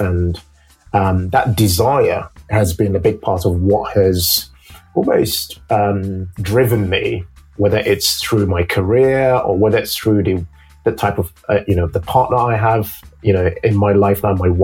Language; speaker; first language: English; non-native, local second language; Yoruba